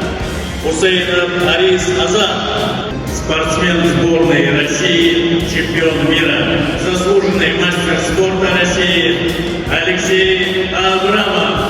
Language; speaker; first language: Russian; native; Russian